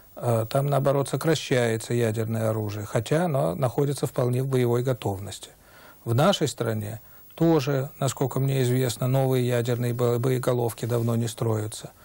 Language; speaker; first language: Russian; native; Russian